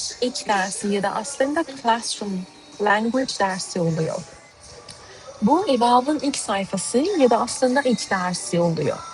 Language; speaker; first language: Turkish; non-native, fluent; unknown